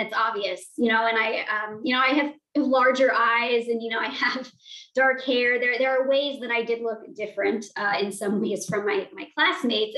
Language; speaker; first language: English; native; English